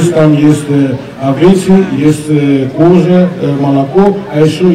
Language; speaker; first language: Russian; non-native, learner; Greek